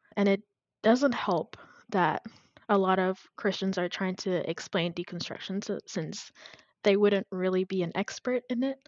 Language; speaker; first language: English; non-native, fluent; Amharic